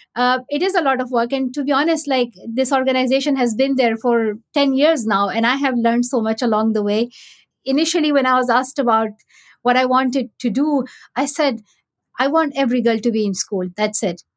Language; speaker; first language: English; non-native, local second language; Pashto